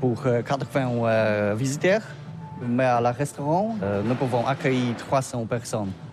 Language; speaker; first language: French; non-native, learner; Polish